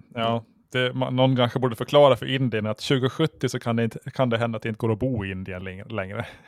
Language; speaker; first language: Swedish; native; Swedish